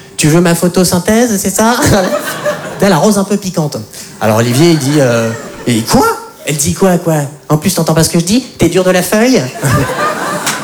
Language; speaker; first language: French; native; French